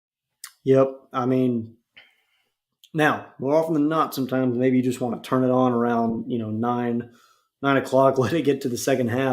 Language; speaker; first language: English; native; English